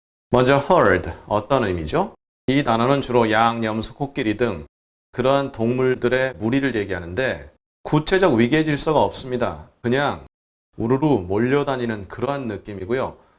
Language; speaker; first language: Korean; native; Korean